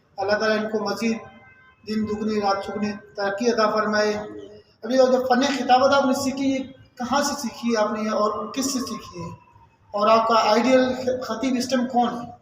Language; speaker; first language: Urdu; non-native, local second language; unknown